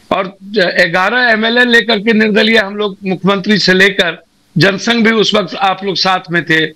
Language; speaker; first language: Hindi; native; Hindi